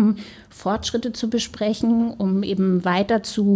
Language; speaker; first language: German; native; German